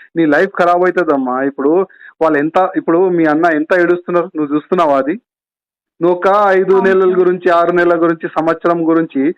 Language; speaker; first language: Telugu; non-native, local second language; Hindi